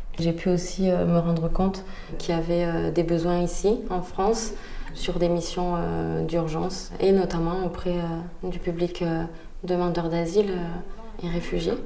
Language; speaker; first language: French; native; French